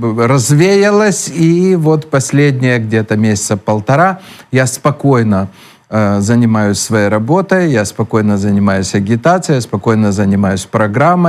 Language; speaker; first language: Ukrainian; non-native, local second language; Russian